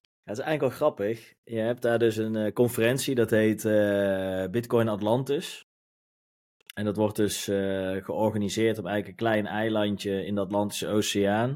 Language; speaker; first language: Dutch; native; Dutch